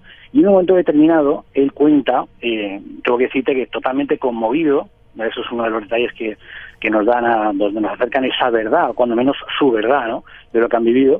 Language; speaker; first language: Spanish; native; Spanish